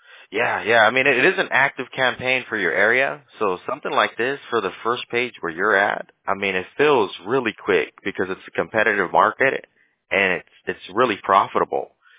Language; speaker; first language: English; early bilingual, other home language; Spanish